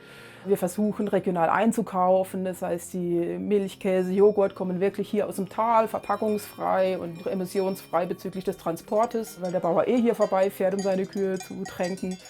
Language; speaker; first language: German; native; German